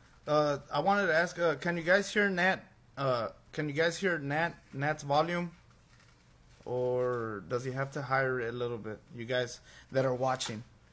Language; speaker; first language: English; early bilingual, other home language; Spanish